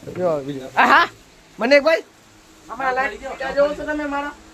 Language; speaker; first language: Gujarati; native; Gujarati